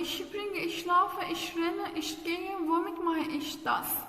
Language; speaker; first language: German; non-native, fluent; Turkish